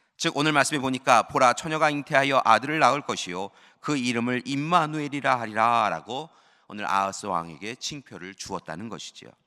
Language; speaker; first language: Korean; native; Korean